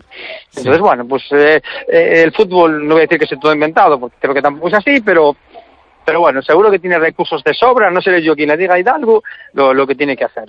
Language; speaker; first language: Spanish; native; Spanish